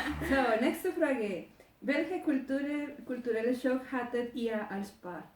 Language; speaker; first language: German; non-native, learner; Spanish